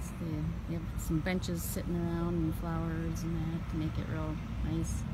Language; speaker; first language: English; native; English